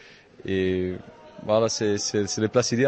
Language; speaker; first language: French; non-native, fluent; Czech